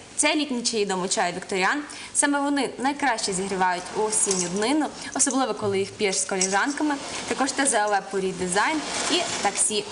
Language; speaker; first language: Ukrainian; native; Ukrainian